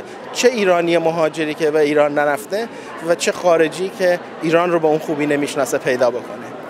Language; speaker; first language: Persian; native; Persian